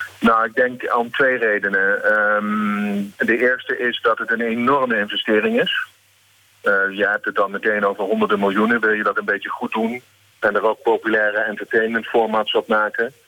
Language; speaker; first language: Dutch; native; Dutch